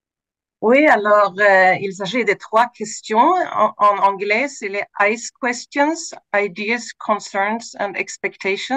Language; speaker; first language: French; non-native, fluent; Swedish